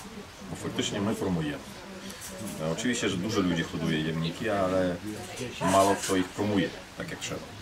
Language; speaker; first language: Polish; non-native, fluent; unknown